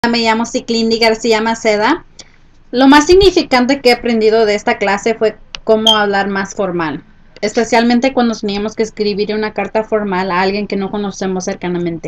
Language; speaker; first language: Spanish; early bilingual, heritage; Spanish